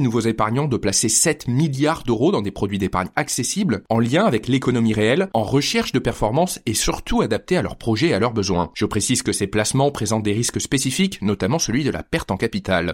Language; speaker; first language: French; native; French